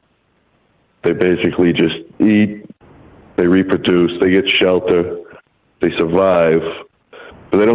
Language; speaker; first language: English; native; English